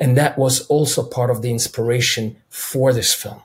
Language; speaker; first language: English; non-native, fluent; Russian